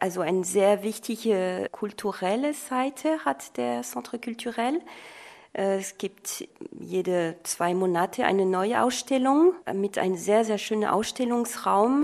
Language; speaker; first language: German; non-native, fluent; French